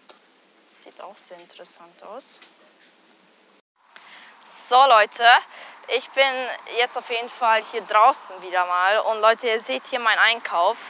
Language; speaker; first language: German; early bilingual, other home language; Hungarian